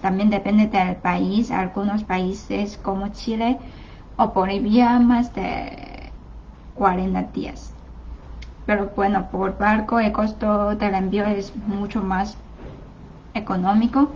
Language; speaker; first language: Spanish; non-native, learner; Chinese